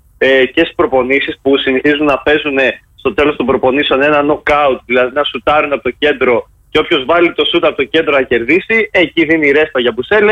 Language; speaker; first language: Greek; native; Greek